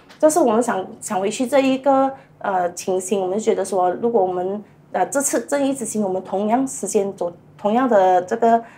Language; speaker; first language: Chinese; native; Chinese